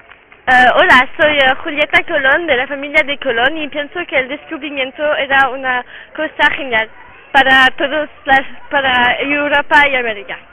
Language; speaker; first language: Spanish; non-native, learner; French